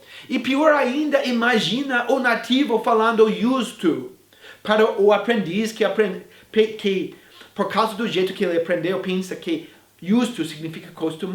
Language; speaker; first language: Portuguese; non-native, fluent; English